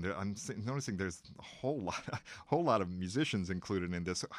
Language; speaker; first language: English; native; English